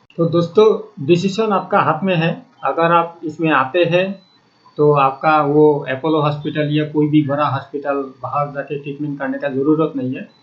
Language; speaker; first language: Hindi; non-native, local second language; Bangla